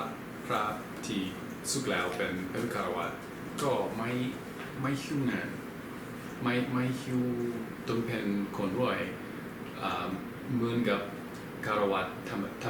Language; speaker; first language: Thai; non-native, learner; English